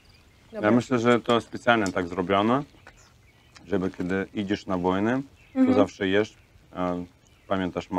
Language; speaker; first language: Polish; non-native, learner; Russian